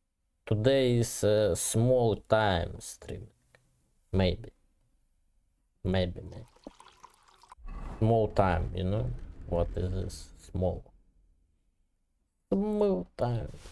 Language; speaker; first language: English; non-native, learner; Russian